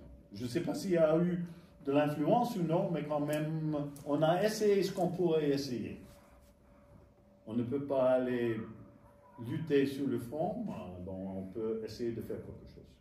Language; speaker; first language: French; non-native, fluent; English